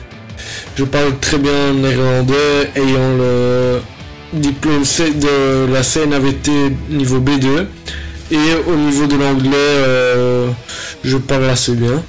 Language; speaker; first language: French; native; French